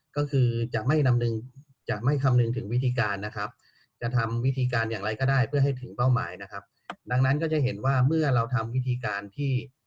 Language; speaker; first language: Thai; native; Thai